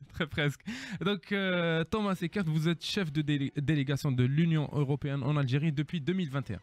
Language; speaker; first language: French; non-native, local second language; Arabic